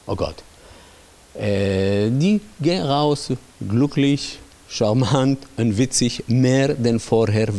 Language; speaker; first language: German; non-native, fluent; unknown